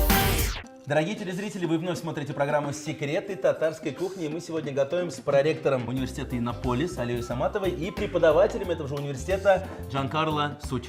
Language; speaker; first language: Russian; native; Russian